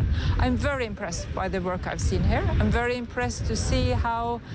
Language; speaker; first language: English; non-native, fluent; Norwegian